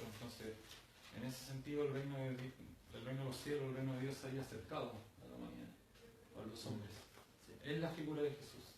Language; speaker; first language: Spanish; native; Spanish